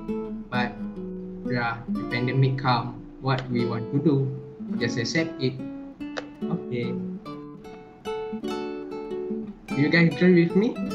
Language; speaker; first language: English; non-native, learner; Malay